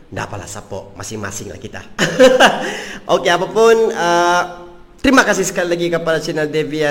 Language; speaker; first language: Malay; native; Malay